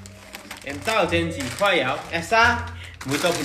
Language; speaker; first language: Portuguese; non-native, learner; Chinese